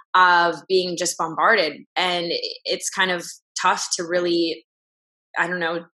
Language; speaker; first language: English; native; English